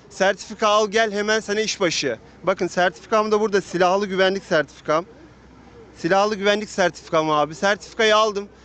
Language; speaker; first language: Turkish; native; Turkish